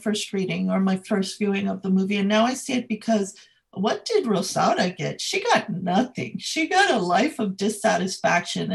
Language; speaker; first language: English; native; English